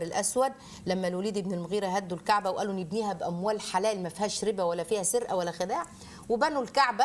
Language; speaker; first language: Arabic; native; Arabic